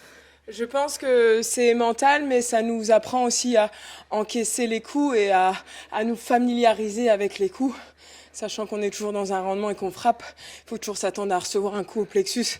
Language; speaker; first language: French; native; French